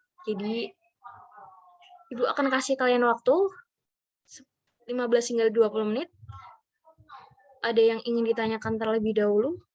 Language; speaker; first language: Indonesian; native; Indonesian